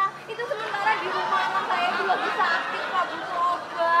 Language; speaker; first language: Indonesian; native; Indonesian